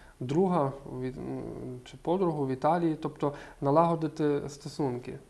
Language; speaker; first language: Ukrainian; native; Ukrainian